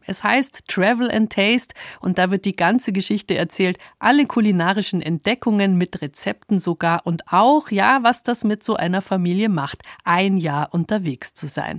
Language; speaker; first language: German; native; German